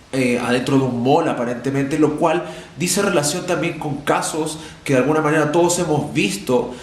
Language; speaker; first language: Spanish; native; Spanish